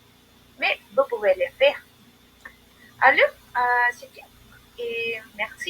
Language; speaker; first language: French; non-native, learner; Spanish